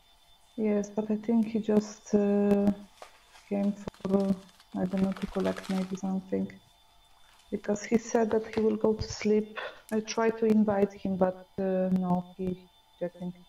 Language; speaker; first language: English; non-native, fluent; Polish